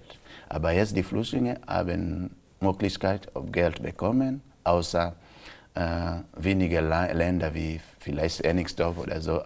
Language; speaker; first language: German; non-native, local second language; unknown